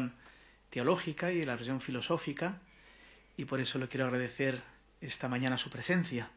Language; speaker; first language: Spanish; native; Spanish